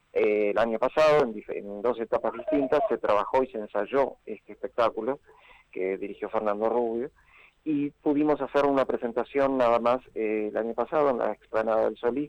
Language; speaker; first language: Spanish; native; Spanish